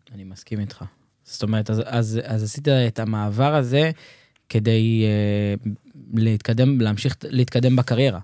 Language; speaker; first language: Hebrew; native; Hebrew